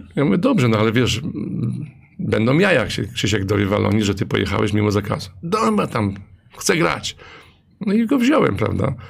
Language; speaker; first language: Polish; native; Polish